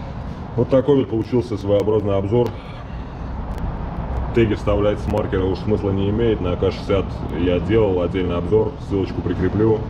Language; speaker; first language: Russian; native; Russian